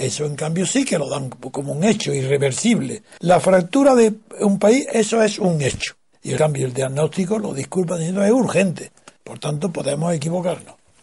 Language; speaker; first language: Spanish; native; Spanish